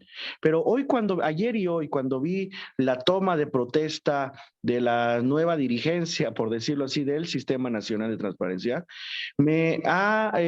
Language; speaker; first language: Spanish; native; Spanish